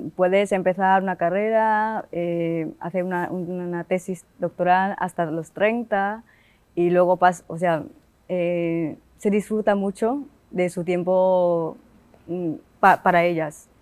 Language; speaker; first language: Spanish; non-native, fluent; Vietnamese